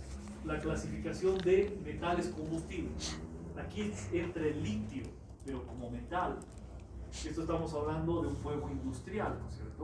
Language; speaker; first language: Spanish; native; Spanish